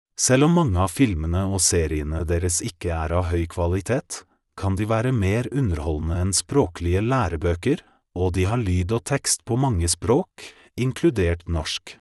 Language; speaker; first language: Norwegian; non-native, fluent; Polish